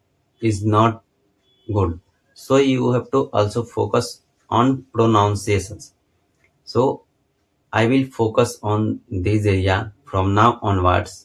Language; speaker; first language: English; non-native, learner; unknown